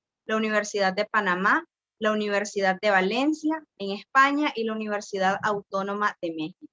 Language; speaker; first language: Spanish; native; Spanish